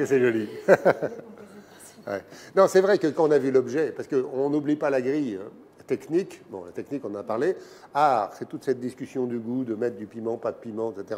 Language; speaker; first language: French; native; French